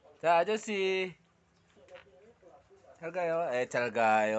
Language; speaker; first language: Korean; non-native, learner; Indonesian